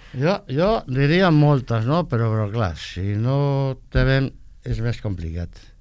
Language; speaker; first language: Catalan; non-native, local second language; Spanish